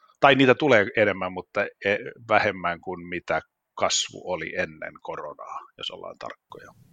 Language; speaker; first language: Finnish; non-native, local second language; Swedish